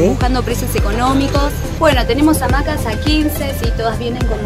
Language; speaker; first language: Spanish; native; Spanish